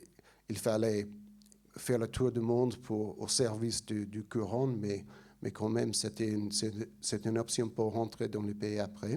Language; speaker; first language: French; non-native, fluent; English